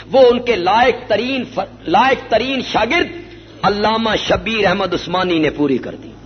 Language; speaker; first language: Urdu; non-native, local second language; Punjabi